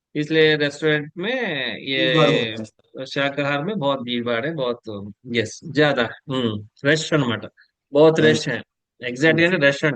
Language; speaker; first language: Hindi; non-native, local second language; Telugu